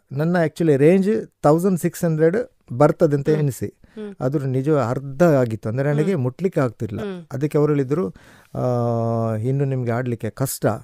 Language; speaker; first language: Kannada; non-native, local second language; Konkani